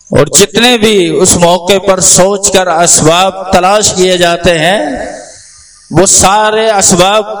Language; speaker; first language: Urdu; native; Urdu